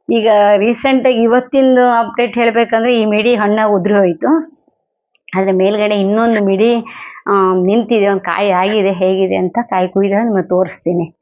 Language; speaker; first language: Kannada; non-native, local second language; Telugu